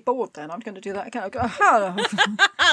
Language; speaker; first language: English; native; English